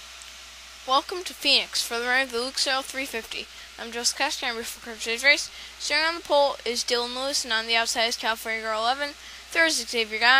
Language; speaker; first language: English; native; English